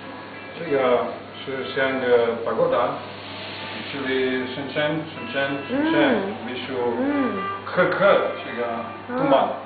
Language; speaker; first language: Chinese; non-native, learner; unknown